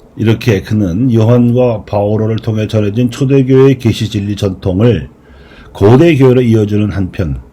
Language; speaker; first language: Korean; native; Korean